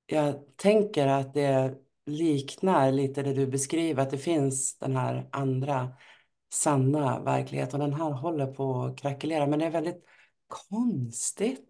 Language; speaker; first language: Swedish; native; Swedish